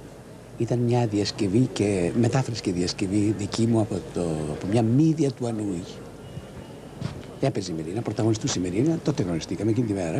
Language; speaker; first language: Greek; native; Greek